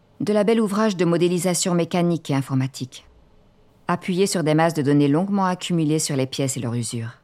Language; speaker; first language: French; native; French